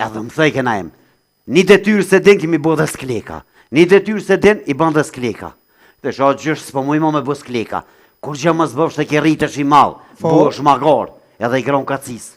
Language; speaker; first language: Albanian; native; Albanian